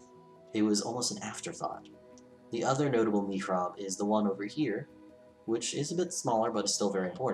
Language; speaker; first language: English; native; English